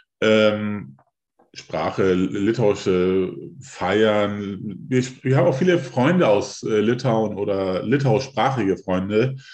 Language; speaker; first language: German; early bilingual, other home language; Lithuanian